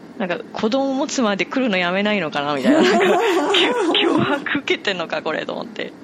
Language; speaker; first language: Japanese; native; Japanese